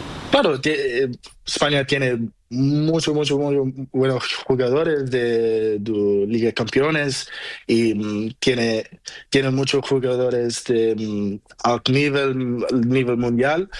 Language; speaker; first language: Spanish; non-native, learner; Portuguese